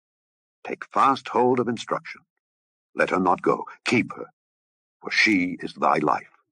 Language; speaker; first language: English; native; English